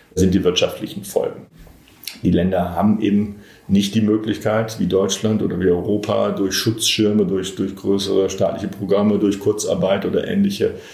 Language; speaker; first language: German; native; German